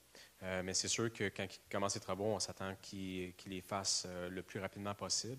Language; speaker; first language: French; native; French